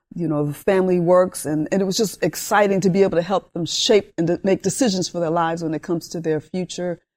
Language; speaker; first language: English; early bilingual, other home language; Spanish